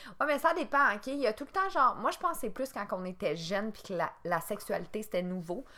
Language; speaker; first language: French; native; French